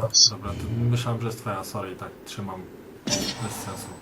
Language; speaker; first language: Polish; native; Polish